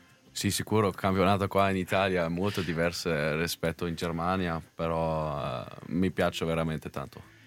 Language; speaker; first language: Italian; non-native, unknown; German